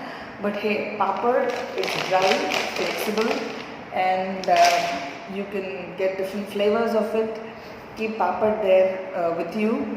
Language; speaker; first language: English; non-native, local second language; Tamil